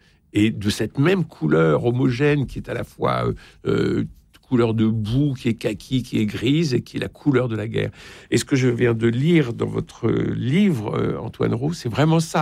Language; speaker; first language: French; native; French